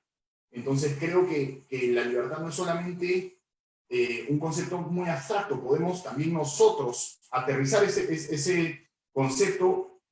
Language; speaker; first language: Spanish; native; Spanish